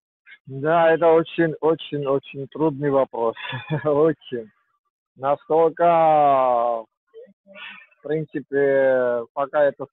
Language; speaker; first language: Russian; non-native, fluent; Georgian